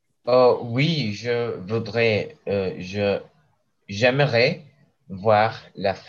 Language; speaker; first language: French; non-native, learner; Spanish